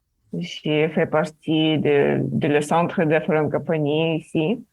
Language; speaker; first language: French; non-native, fluent; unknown